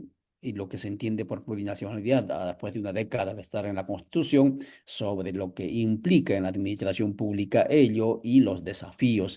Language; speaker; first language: Spanish; native; Spanish